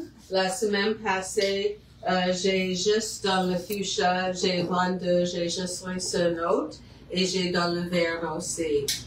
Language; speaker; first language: French; non-native, fluent; English